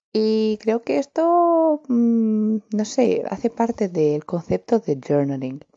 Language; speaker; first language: Spanish; non-native, fluent; Romanian